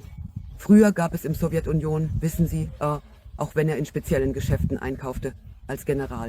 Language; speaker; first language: German; non-native, fluent; Russian